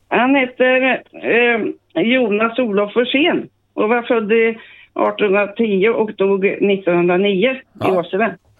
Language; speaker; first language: Swedish; native; Swedish